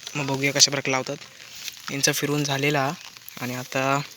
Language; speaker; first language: Marathi; non-native, local second language; Konkani